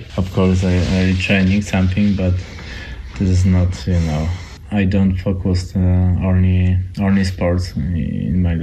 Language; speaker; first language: English; non-native, learner; Polish